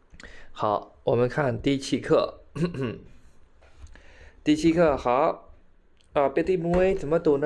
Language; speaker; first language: Chinese; non-native, fluent; Khmer